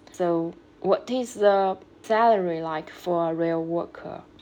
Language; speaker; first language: English; non-native, fluent; Chinese